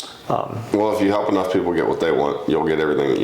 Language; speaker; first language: English; native; English